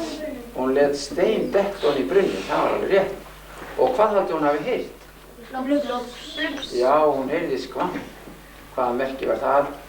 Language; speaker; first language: Icelandic; native; Icelandic